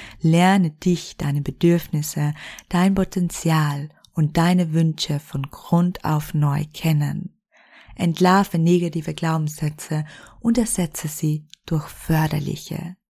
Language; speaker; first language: German; native; German